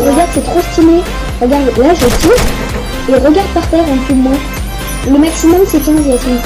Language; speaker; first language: French; native; French